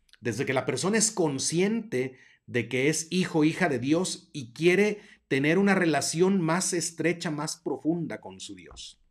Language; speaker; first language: Spanish; native; Spanish